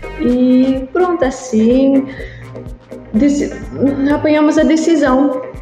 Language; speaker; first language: Portuguese; non-native, learner; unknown